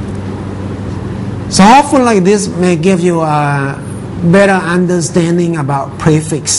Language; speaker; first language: English; non-native, fluent; Thai